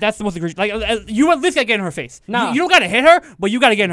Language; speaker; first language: English; native; English